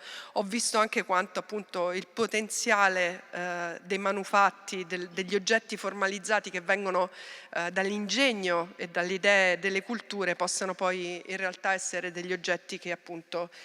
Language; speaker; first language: Italian; native; Italian